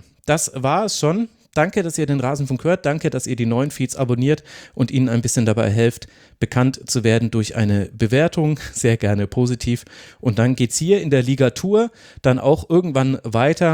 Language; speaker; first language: German; native; German